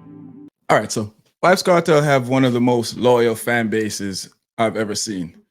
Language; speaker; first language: English; native; English